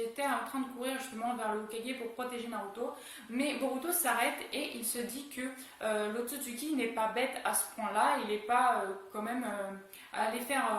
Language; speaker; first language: French; native; French